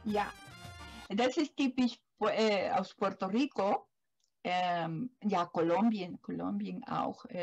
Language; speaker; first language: German; non-native, learner; Spanish